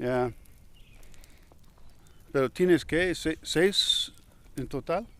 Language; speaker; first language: Spanish; non-native, learner; English